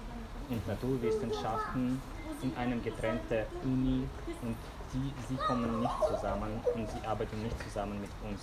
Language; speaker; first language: German; non-native, fluent; Russian